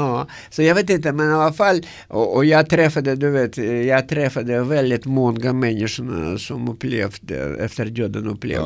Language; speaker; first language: Swedish; non-native, learner; Russian